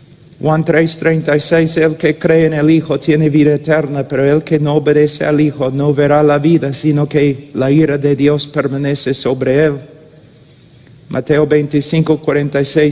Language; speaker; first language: Spanish; non-native, fluent; English